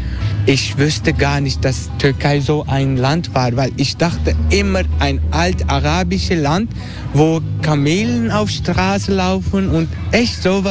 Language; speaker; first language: German; non-native, fluent; Turkish